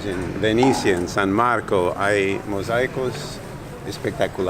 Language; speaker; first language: Spanish; non-native, fluent; English